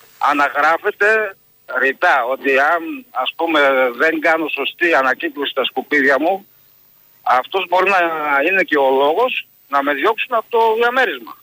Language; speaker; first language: Greek; native; Greek